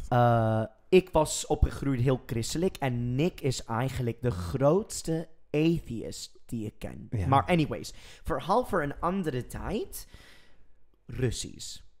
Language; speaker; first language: Dutch; non-native, fluent; English